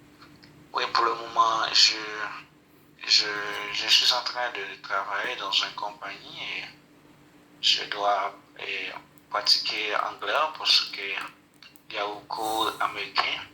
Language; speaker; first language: French; non-native, local second language; Haitian Creole